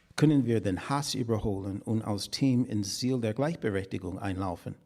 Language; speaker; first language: German; non-native, fluent; English